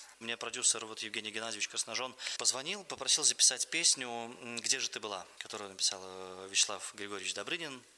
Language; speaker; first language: Russian; native; Russian